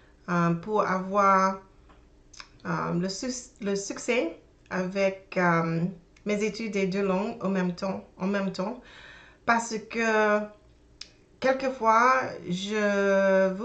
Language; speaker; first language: French; non-native, learner; English